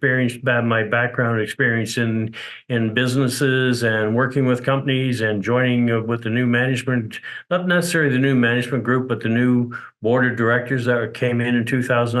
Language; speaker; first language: English; native; English